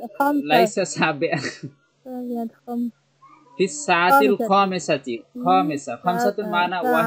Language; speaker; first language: Arabic; non-native, learner; Bangla